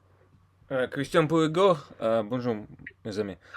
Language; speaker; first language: French; non-native, learner; Russian